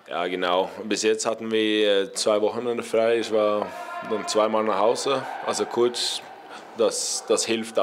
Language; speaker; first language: German; non-native, learner; Norwegian